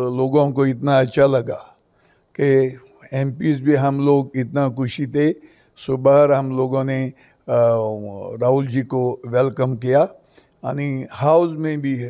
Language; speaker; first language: Hindi; non-native, local second language; Konkani